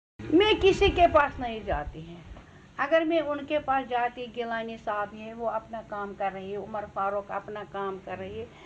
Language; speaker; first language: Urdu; non-native, local second language; Kashmiri